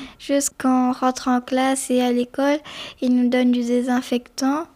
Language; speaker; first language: French; early bilingual, other home language; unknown